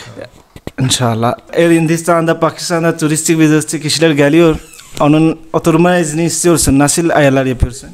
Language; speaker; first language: Turkish; non-native, learner; Urdu